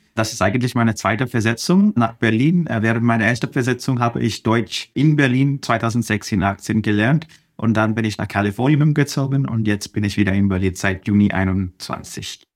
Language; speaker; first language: German; non-native, fluent; Telugu